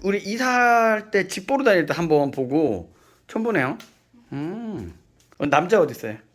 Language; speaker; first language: Korean; native; Korean